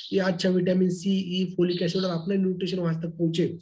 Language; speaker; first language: Hindi; non-native, local second language; Marathi